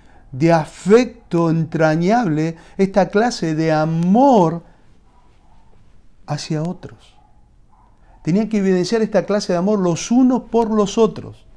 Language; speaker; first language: Spanish; native; Spanish